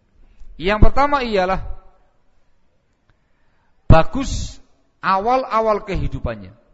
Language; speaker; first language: Indonesian; native; Indonesian